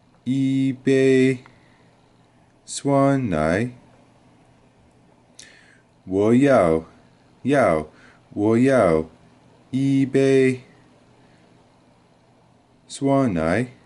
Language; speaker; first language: Chinese; non-native, learner; English